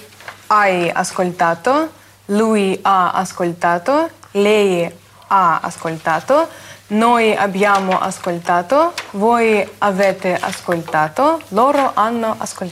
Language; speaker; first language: Italian; non-native, learner; Russian